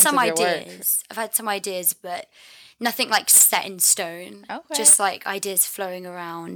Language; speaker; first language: English; native; English